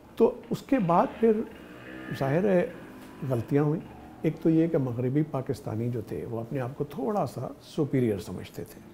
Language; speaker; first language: Urdu; native; Urdu